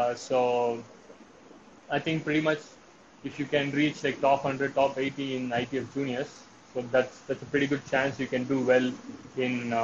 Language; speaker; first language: English; non-native, local second language; Tamil